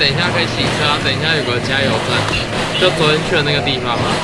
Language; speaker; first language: Chinese; native; Chinese